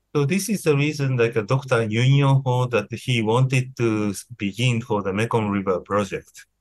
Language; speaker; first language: English; non-native, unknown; Japanese